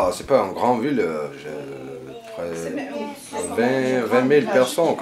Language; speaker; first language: French; non-native, learner; Chechen